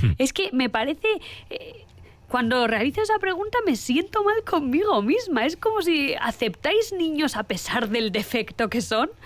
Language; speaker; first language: Spanish; early bilingual, other home language; Arabic